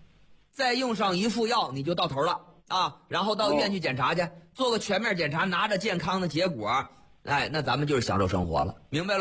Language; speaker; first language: Chinese; native; Chinese